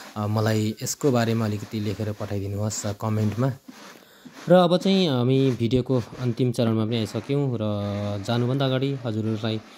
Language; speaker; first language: Nepali; non-native, local second language; Limbu